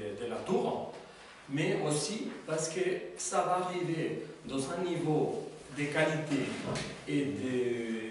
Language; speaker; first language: French; non-native, learner; Spanish